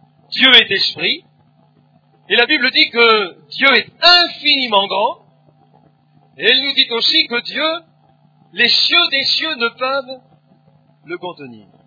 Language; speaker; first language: French; native; French